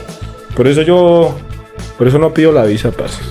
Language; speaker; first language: Spanish; native; Spanish